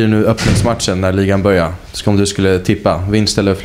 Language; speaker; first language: Swedish; native; Swedish